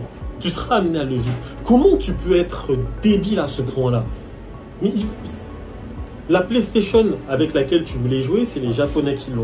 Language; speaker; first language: French; native; French